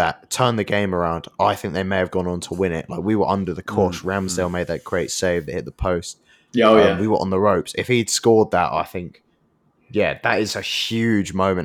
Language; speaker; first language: English; native; English